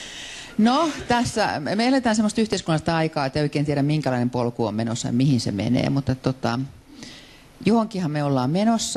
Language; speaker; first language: Finnish; native; Finnish